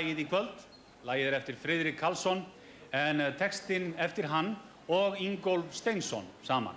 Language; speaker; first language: Icelandic; native; Icelandic